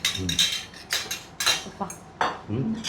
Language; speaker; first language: Korean; non-native, learner; Vietnamese